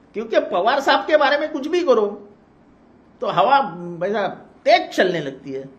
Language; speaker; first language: Hindi; non-native, local second language; Marathi